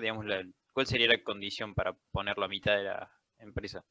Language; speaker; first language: Spanish; native; Spanish